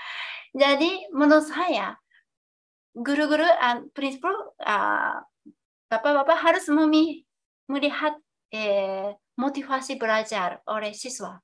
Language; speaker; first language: Indonesian; non-native, fluent; Japanese